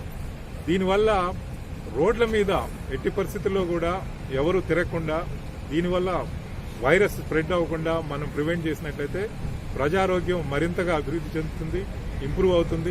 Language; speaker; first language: Telugu; native; Telugu